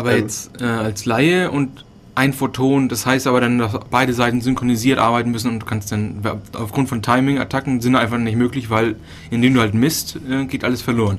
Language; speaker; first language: German; native; German